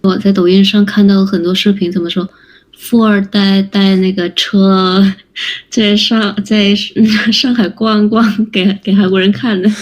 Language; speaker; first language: Chinese; non-native, learner; Vietnamese